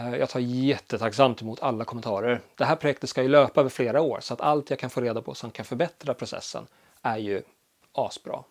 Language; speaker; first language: Swedish; early bilingual, other home language; Polish